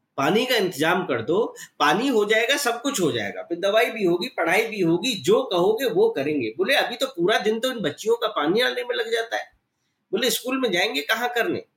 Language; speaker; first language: Hindi; native; Hindi